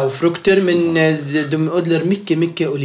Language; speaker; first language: Swedish; non-native, local second language; Arabic